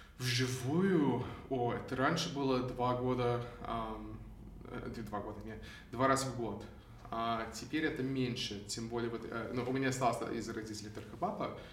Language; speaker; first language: Russian; non-native, fluent; English